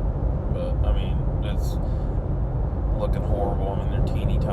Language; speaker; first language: English; native; English